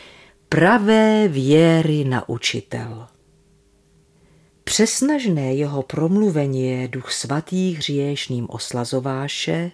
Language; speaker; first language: Czech; native; Czech